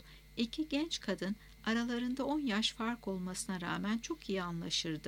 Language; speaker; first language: Turkish; native; Turkish